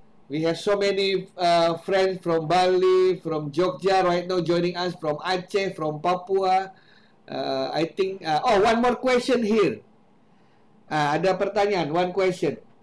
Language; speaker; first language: English; non-native, fluent; Indonesian